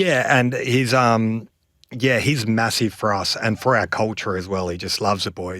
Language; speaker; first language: English; native; English